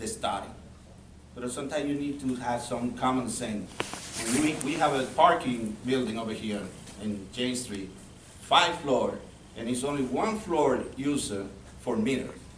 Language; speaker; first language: English; non-native, learner; Spanish